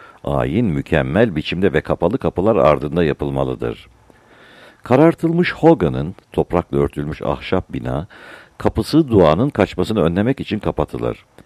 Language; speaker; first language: Turkish; native; Turkish